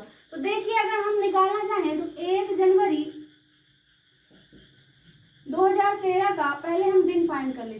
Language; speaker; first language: Hindi; native; Hindi